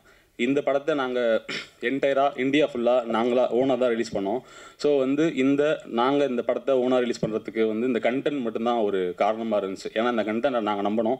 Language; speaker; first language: Tamil; native; Tamil